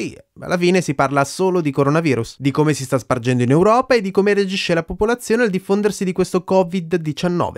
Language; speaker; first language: Italian; native; Italian